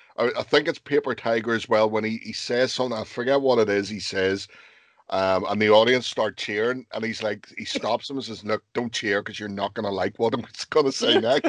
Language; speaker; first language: English; native; English